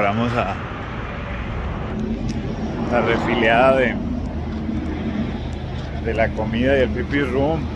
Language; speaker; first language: Spanish; native; Spanish